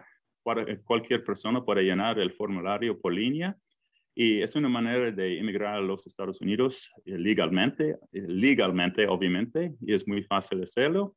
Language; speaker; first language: Spanish; non-native, fluent; English